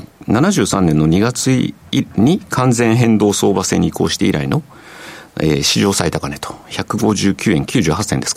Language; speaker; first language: Japanese; native; Japanese